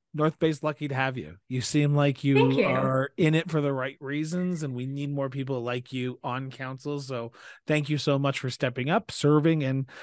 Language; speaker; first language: English; native; English